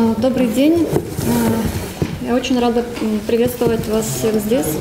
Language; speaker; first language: Russian; native; Russian